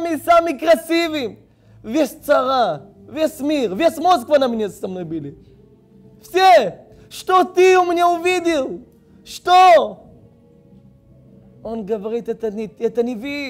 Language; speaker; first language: Russian; non-native, learner; Hebrew